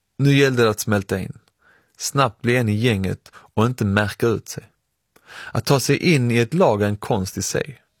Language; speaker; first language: Swedish; early bilingual, other home language; Persian